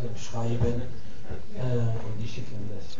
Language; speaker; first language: German; non-native, fluent; Arabic